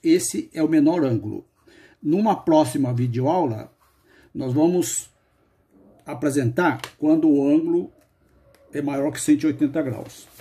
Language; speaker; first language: Portuguese; native; Portuguese